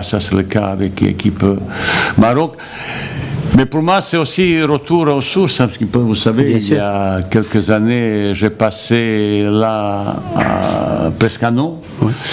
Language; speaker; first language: French; non-native, fluent; Bosnian